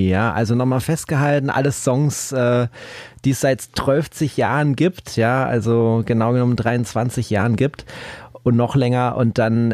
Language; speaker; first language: German; native; German